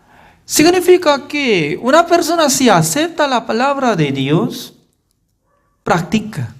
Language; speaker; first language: Spanish; non-native, fluent; Korean